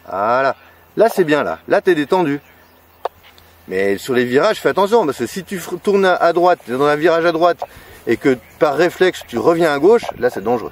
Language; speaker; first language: French; native; French